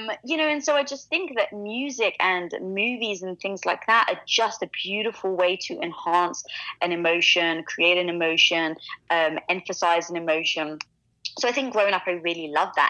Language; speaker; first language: English; native; English